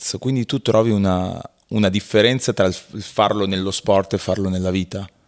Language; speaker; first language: Italian; native; Italian